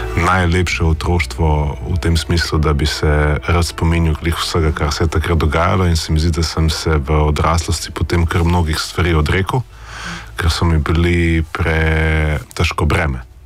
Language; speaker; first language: Slovenian; native; Slovenian